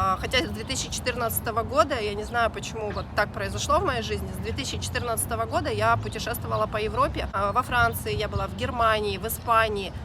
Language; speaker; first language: Russian; native; Russian